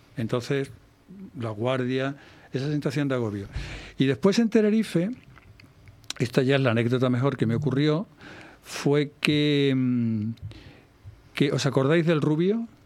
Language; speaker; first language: Spanish; native; Spanish